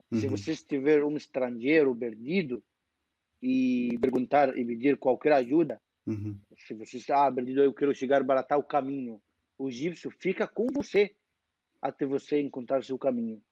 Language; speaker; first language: Portuguese; non-native, fluent; Arabic